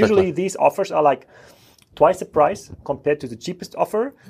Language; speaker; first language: English; non-native, fluent; German